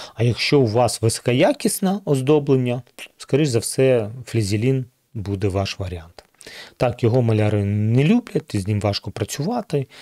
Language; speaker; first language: Ukrainian; non-native, local second language; Russian